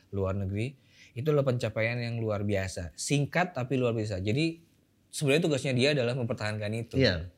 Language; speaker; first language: Indonesian; native; Indonesian